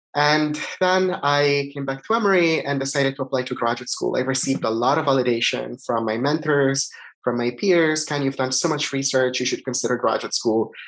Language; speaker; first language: English; non-native, fluent; Italian